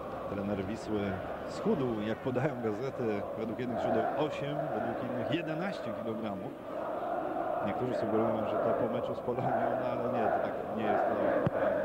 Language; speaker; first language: Polish; native; Polish